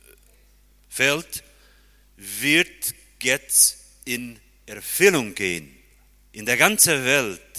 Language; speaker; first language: German; early bilingual, heritage; German